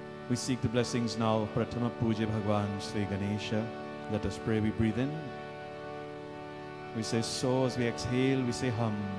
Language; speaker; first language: English; native; English